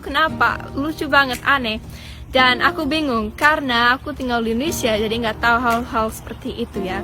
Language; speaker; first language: Indonesian; early bilingual, other home language; English